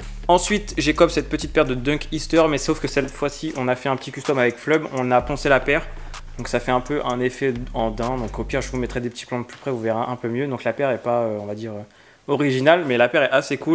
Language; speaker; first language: French; native; French